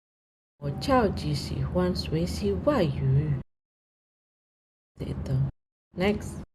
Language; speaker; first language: Chinese; non-native, fluent; Indonesian